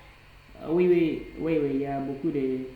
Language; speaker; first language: French; non-native, fluent; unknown